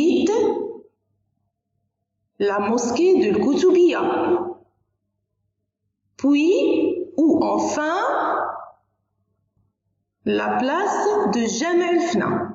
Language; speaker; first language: French; non-native, local second language; Arabic